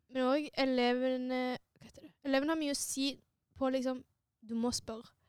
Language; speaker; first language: Norwegian; early bilingual, other home language; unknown